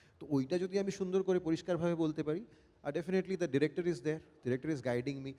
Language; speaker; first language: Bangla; early bilingual, heritage; Bangla